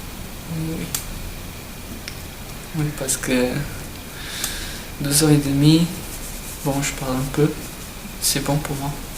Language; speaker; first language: French; non-native, learner; Portuguese